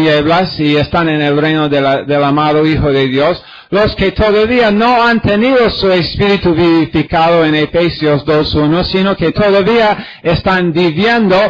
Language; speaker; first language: Spanish; non-native, fluent; English